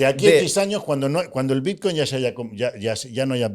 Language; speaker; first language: Spanish; native; Spanish